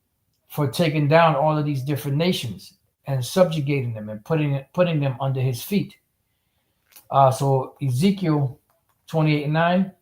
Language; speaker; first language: English; native; English